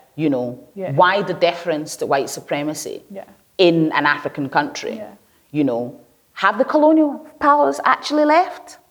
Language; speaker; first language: English; native; English